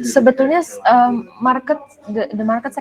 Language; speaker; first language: Indonesian; native; Indonesian